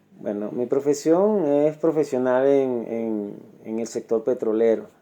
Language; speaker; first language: Spanish; native; Spanish